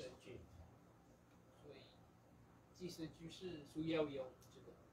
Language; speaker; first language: Chinese; non-native, learner; Indonesian